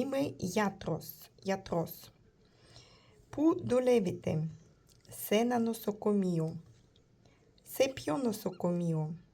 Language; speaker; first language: Greek; non-native, learner; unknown